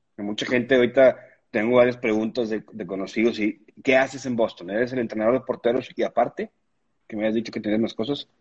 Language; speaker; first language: Spanish; native; Spanish